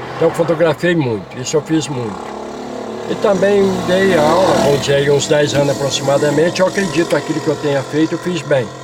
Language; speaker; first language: Portuguese; native; Portuguese